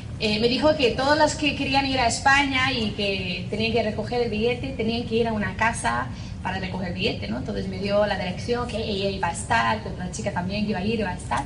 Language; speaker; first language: Spanish; non-native, fluent; English